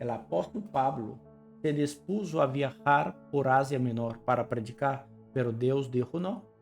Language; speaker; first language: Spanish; non-native, learner; Portuguese